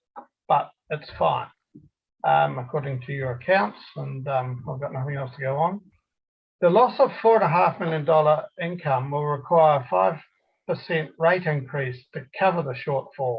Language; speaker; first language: English; native; English